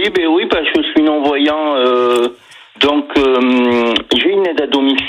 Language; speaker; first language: French; native; French